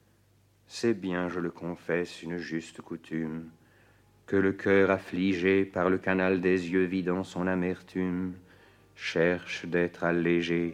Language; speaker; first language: French; native; French